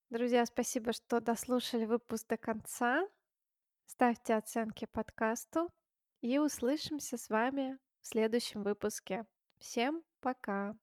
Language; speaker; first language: Russian; native; Russian